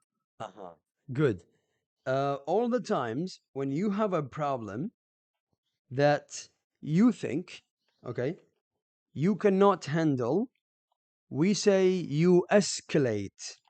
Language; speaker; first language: English; non-native, fluent; Arabic